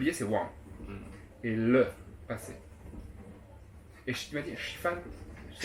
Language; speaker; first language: French; native; French